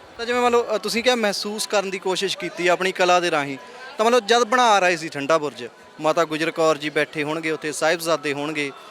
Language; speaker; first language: Punjabi; native; Punjabi